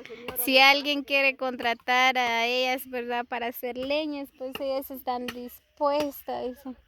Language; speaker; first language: Spanish; native; Spanish